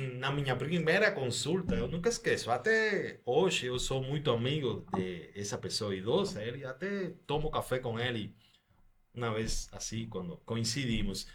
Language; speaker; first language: Portuguese; non-native, fluent; Spanish